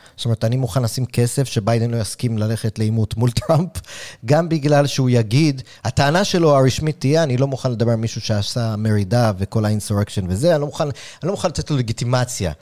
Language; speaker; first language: Hebrew; native; Hebrew